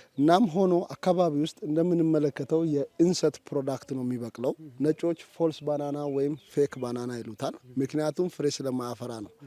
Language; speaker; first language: Amharic; non-native, local second language; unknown